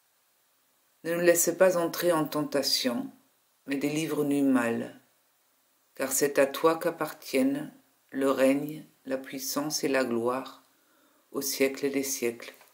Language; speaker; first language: French; native; French